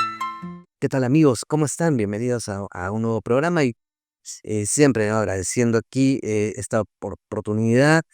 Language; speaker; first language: Spanish; native; Spanish